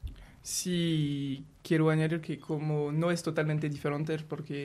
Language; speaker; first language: Spanish; non-native, learner; French